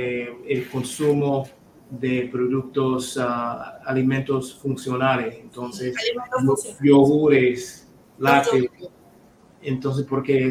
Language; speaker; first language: Spanish; non-native, fluent; English